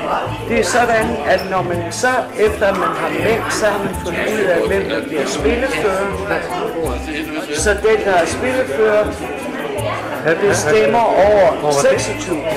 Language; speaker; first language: Danish; native; Danish